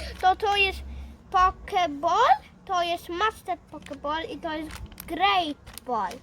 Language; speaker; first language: Polish; early bilingual, heritage; Polish